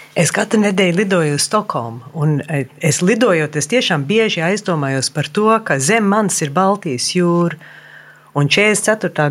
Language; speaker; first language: Latvian; early bilingual, heritage; Latvian